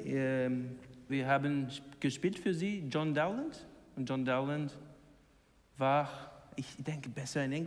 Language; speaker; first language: German; non-native, learner; English